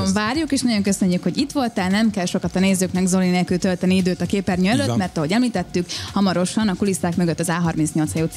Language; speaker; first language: Hungarian; native; Hungarian